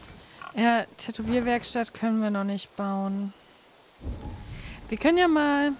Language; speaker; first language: German; native; German